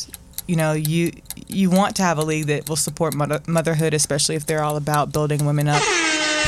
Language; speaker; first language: English; native; English